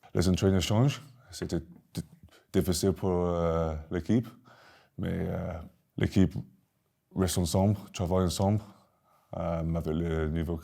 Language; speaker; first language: French; non-native, learner; English